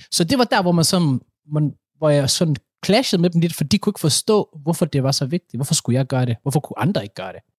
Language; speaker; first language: Danish; early bilingual, other home language; Somali